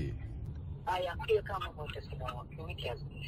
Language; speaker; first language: Japanese; non-native, learner; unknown